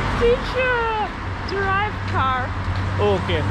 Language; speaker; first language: English; non-native, local second language; Hindi